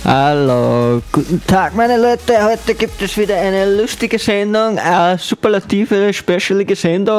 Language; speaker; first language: German; native; German